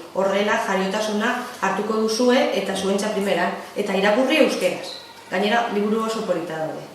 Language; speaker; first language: Basque; non-native, local second language; Spanish